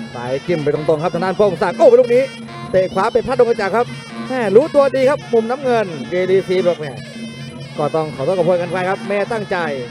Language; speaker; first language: Thai; native; Thai